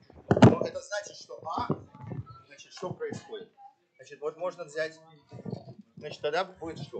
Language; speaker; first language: Russian; native; Russian